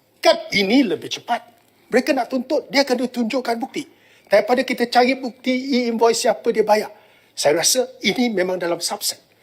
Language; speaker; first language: Malay; non-native, local second language; Chinese